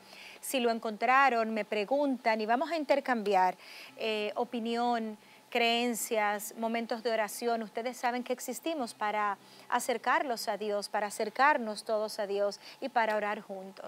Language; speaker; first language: Spanish; native; Spanish